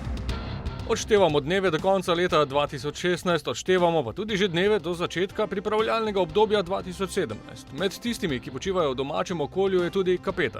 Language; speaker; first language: Slovenian; native; Slovenian